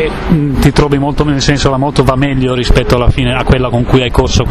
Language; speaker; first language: Italian; native; Italian